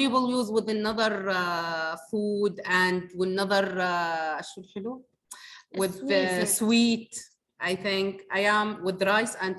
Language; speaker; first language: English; non-native, learner; Arabic